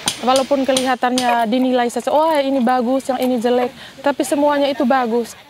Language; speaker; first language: Indonesian; non-native, local second language; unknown